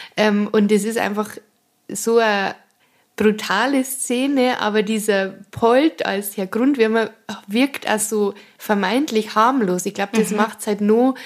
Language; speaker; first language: German; native; German